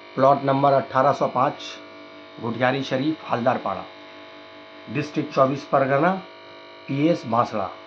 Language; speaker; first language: Hindi; non-native, local second language; Bangla